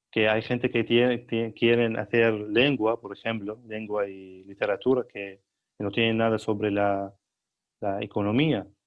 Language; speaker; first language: Spanish; non-native, learner; Arabic